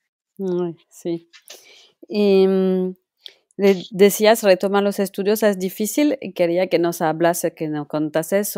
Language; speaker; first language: Spanish; non-native, local second language; French